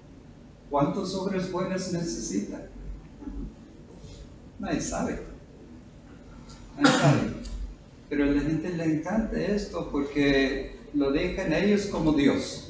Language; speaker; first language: Spanish; non-native, fluent; English